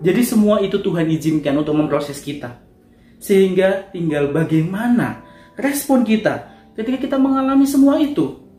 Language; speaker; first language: Indonesian; native; Indonesian